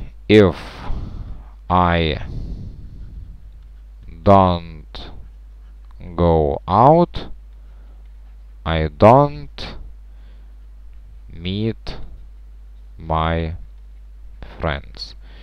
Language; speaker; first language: English; non-native, fluent; Lithuanian